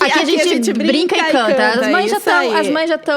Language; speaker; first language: Portuguese; native; Portuguese